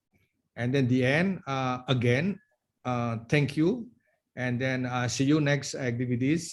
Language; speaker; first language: English; non-native, learner; Indonesian